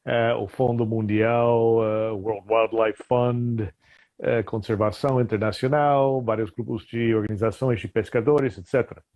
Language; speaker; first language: Portuguese; non-native, fluent; English